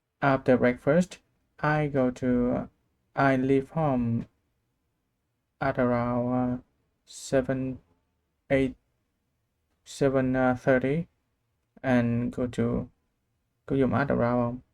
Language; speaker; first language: English; non-native, learner; Vietnamese